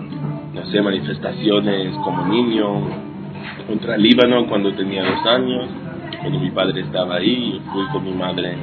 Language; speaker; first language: Spanish; non-native, fluent; Hebrew